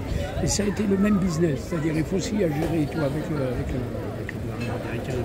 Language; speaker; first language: French; native; French